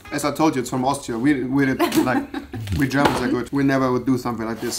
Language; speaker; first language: English; non-native, fluent; German